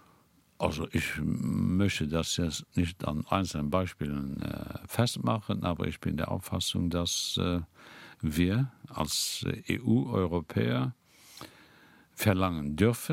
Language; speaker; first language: German; non-native, local second language; Luxembourgish